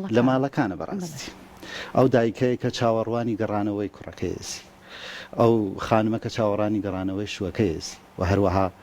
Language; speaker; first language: Central Kurdish; non-native, local second language; Gurani